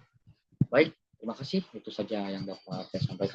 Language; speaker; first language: Indonesian; native; Indonesian